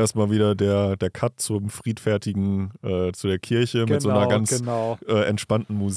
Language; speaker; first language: German; native; German